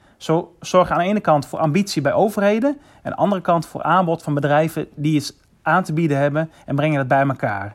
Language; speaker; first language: Dutch; native; Dutch